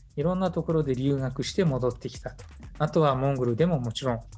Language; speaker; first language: Japanese; non-native, fluent; Mongolian